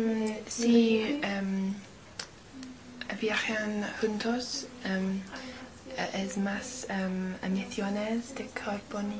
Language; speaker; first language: Spanish; non-native, learner; English